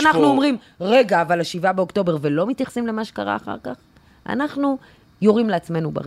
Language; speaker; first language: Hebrew; native; Hebrew